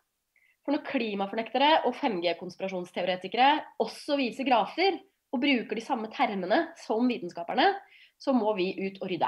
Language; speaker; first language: Norwegian; native; Norwegian